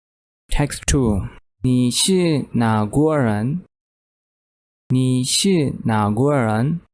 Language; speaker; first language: Chinese; non-native, fluent; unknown